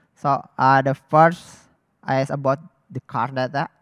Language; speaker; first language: English; non-native, fluent; Indonesian